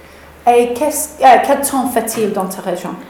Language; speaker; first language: French; non-native, fluent; English